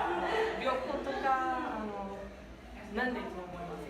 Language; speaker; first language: Japanese; non-native, learner; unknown